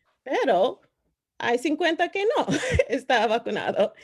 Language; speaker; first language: Spanish; non-native, learner; English